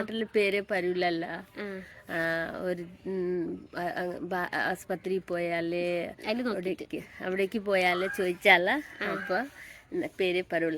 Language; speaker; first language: Malayalam; non-native, learner; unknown